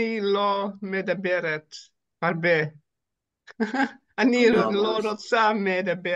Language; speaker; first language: Hebrew; non-native, learner; Dutch